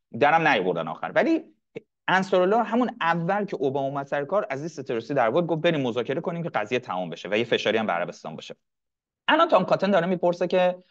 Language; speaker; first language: Persian; non-native, local second language; Arabic